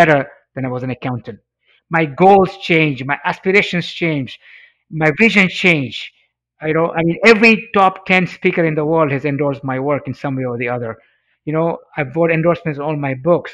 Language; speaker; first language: English; non-native, local second language; Swahili